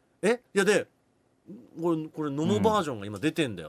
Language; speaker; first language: Japanese; native; Japanese